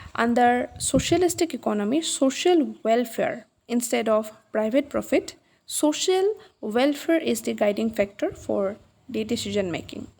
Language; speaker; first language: English; non-native, local second language; Assamese